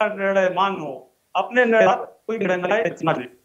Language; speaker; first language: Hindi; native; Hindi